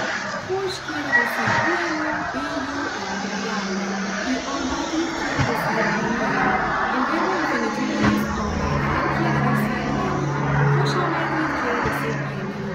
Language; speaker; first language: Spanish; non-native, fluent; Persian